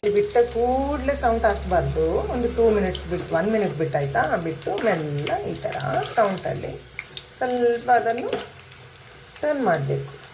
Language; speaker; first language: Kannada; native; Kannada